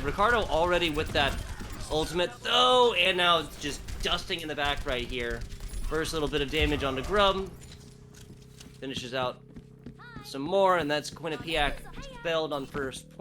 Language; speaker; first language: English; native; English